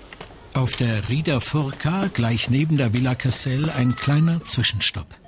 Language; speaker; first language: German; native; German